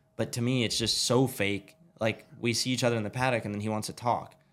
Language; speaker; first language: English; native; English